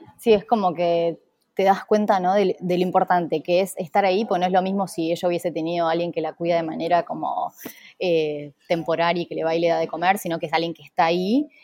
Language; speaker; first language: Spanish; native; Spanish